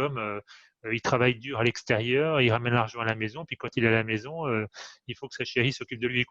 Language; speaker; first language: French; native; French